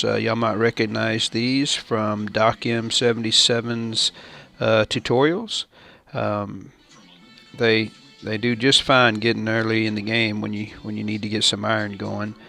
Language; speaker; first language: English; native; English